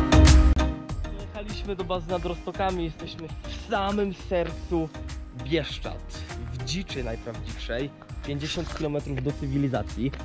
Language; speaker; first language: Polish; native; Polish